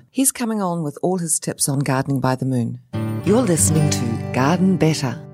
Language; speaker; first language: English; native; English